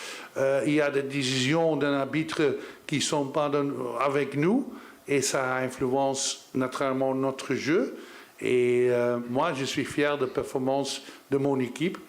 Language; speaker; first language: French; non-native, learner; Dutch